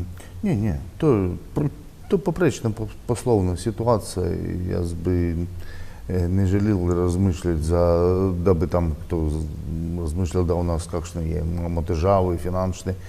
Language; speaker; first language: Slovenian; non-native, learner; Russian